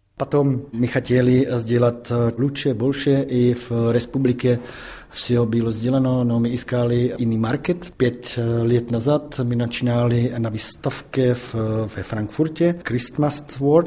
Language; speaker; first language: Russian; non-native, fluent; Czech